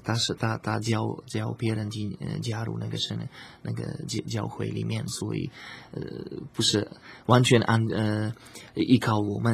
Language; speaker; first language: Chinese; non-native, learner; Slovak